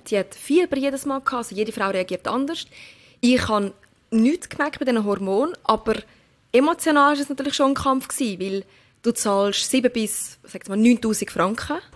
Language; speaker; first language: German; early bilingual, other home language; Turkish